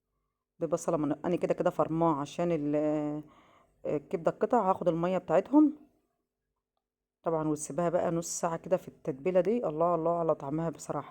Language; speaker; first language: Arabic; native; Arabic